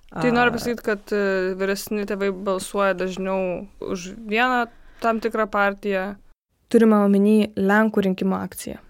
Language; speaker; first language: Lithuanian; non-native, local second language; Polish